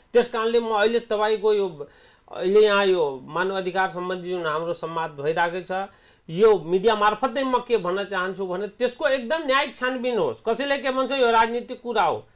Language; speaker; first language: Nepali; non-native, local second language; Awadhi